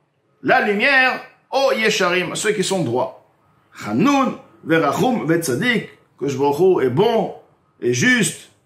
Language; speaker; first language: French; native; French